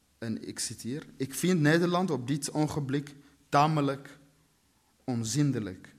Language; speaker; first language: Dutch; early bilingual, other home language; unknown